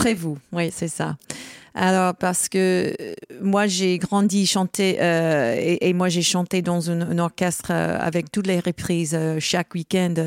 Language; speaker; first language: French; non-native, learner; English